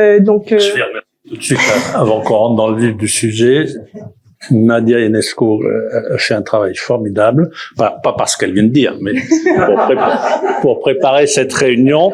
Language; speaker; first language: French; native; French